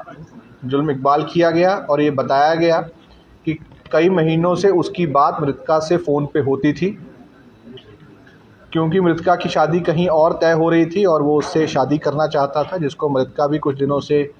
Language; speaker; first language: Hindi; native; Hindi